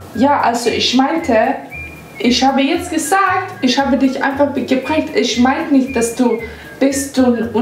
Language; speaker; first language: German; non-native, learner; English